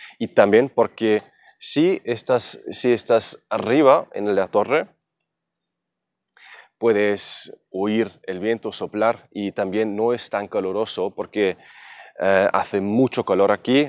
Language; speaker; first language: Spanish; non-native, fluent; German